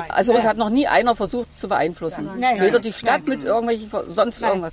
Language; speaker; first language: German; native; German